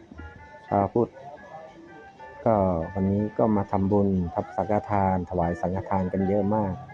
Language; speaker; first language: Thai; native; Thai